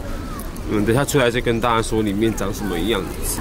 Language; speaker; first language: Chinese; native; Chinese